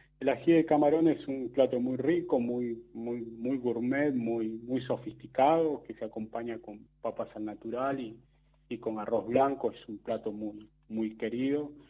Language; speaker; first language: Spanish; native; Spanish